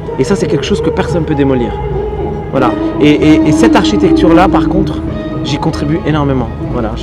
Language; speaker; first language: French; early bilingual, other home language; Arabic